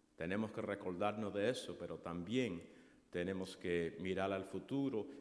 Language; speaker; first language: Spanish; early bilingual, heritage; Spanish